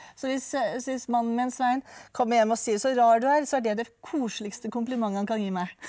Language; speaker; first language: Norwegian; native; Norwegian